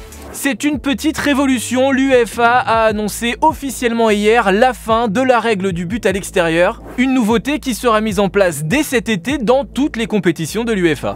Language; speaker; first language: French; native; French